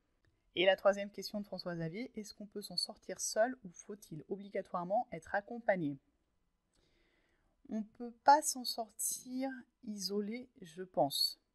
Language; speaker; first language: French; native; French